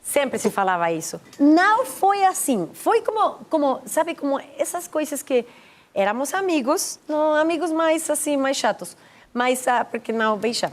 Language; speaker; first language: Portuguese; non-native, fluent; Spanish